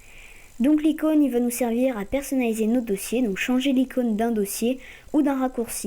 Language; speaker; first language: French; native; French